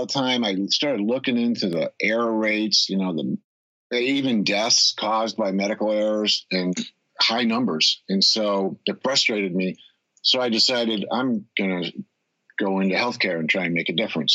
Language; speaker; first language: English; native; English